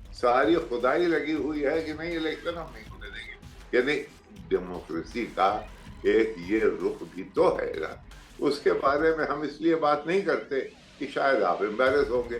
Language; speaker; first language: Hindi; native; Hindi